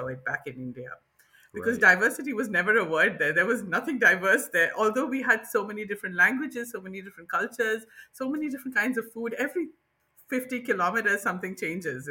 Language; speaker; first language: English; non-native, local second language; Bangla